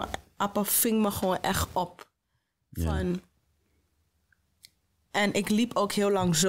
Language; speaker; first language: Dutch; native; Dutch